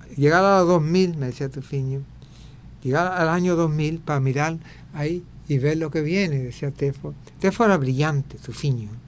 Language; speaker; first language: Spanish; early bilingual, heritage; Spanish